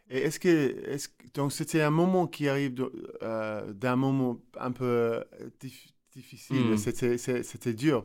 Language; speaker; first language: French; non-native, learner; English